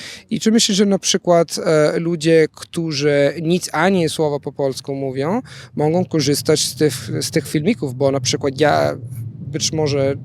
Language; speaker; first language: Polish; non-native, fluent; Italian